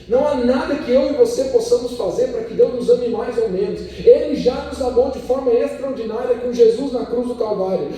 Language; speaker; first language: Portuguese; early bilingual, other home language; Spanish